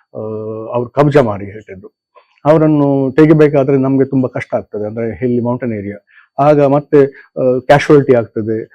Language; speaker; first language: Kannada; non-native, local second language; Konkani